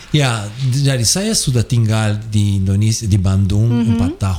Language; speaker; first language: Indonesian; non-native, fluent; Portuguese